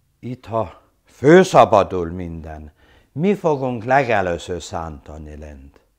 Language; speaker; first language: Hungarian; non-native, local second language; German